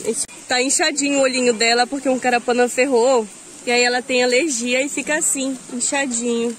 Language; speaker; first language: Portuguese; native; Portuguese